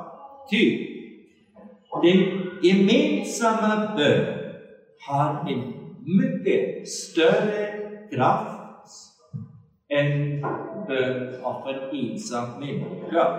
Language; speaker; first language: Swedish; non-native, fluent; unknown